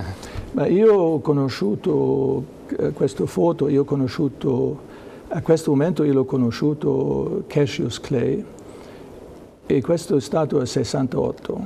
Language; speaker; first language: Italian; non-native, learner; German